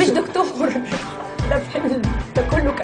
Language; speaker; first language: Arabic; native; Arabic